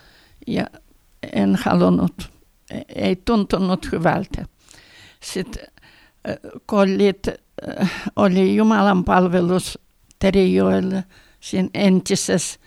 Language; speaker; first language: Finnish; early bilingual, heritage; Finnish